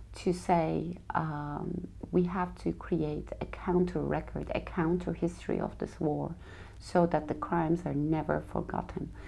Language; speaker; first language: English; non-native, fluent; Turkish